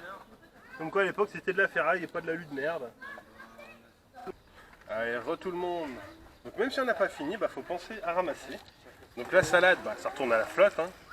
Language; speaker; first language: French; native; French